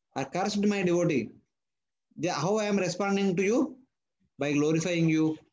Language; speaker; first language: English; non-native, local second language; Telugu